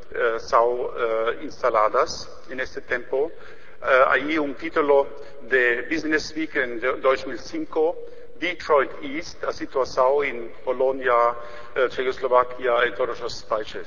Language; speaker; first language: Portuguese; non-native, learner; German